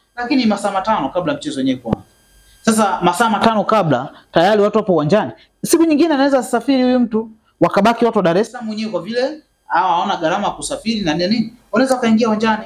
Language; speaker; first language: Swahili; native; Swahili